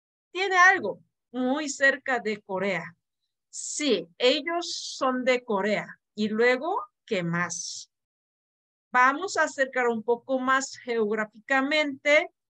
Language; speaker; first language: Spanish; non-native, fluent; Korean